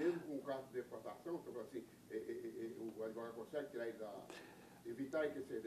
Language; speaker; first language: Portuguese; native; Portuguese